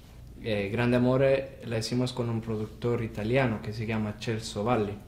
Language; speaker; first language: Spanish; non-native, fluent; Italian